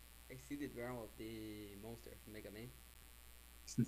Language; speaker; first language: English; non-native, learner; Portuguese